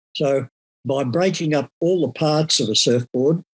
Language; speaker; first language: English; native; English